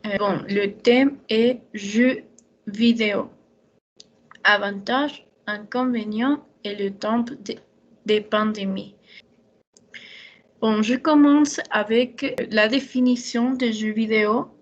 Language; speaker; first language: French; non-native, learner; Spanish